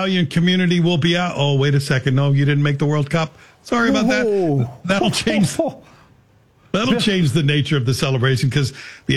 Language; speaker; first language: English; native; English